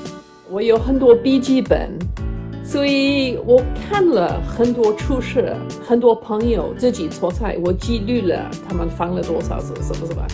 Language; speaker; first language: Chinese; non-native, fluent; English